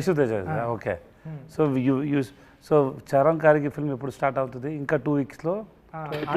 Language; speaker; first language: Telugu; non-native, learner; Tamil